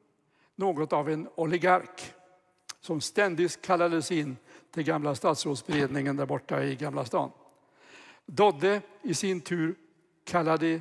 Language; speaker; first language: Swedish; native; Swedish